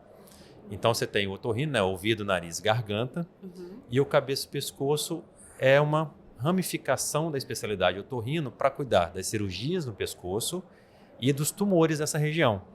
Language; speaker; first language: Portuguese; native; Portuguese